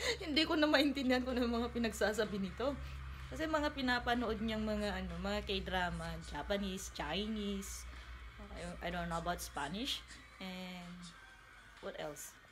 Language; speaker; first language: Filipino; non-native, local second language; Iloko